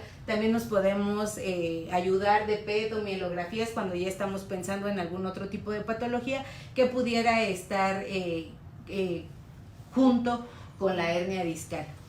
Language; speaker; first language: Spanish; native; Spanish